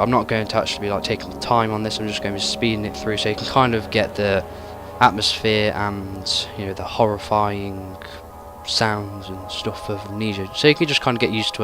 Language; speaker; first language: English; native; English